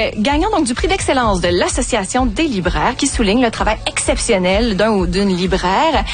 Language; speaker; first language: French; native; French